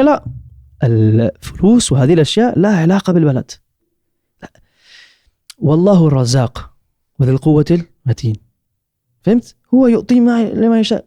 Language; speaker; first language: Arabic; non-native, fluent; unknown